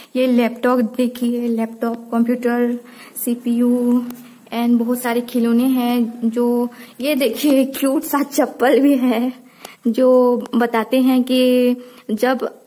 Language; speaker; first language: Hindi; non-native, local second language; Odia